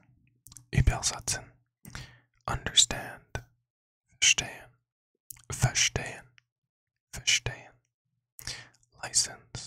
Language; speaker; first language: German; non-native, learner; English